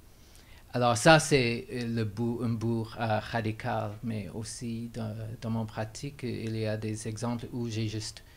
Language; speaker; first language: French; non-native, fluent; English